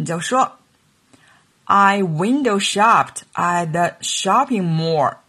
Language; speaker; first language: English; non-native, fluent; Chinese